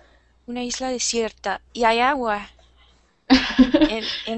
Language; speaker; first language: Spanish; non-native, learner; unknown